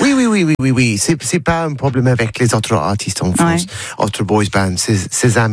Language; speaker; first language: French; non-native, learner; English